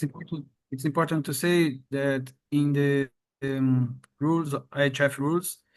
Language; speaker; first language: English; non-native, fluent; Portuguese